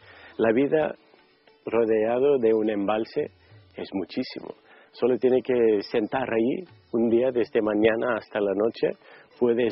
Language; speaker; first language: Spanish; non-native, fluent; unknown